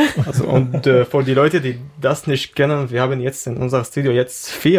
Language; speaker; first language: German; non-native, learner; Arabic